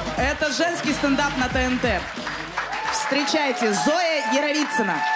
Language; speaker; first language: Russian; native; Russian